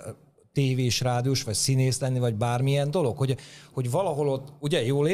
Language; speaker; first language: Hungarian; native; Hungarian